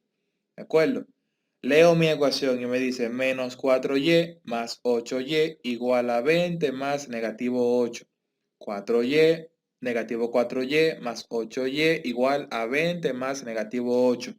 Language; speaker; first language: Spanish; native; Spanish